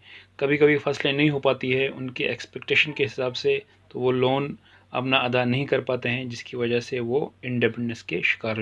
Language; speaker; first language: Hindi; non-native, local second language; Kashmiri